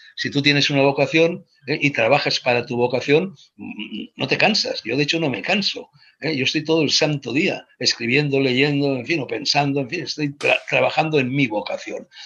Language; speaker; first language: Spanish; native; Spanish